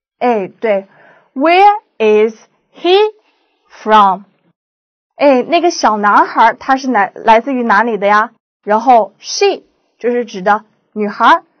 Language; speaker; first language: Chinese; native; Chinese